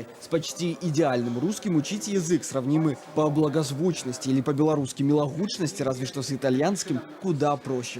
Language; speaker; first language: Russian; native; Russian